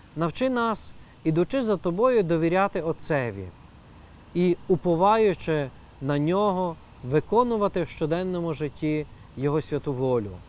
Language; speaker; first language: Ukrainian; native; Ukrainian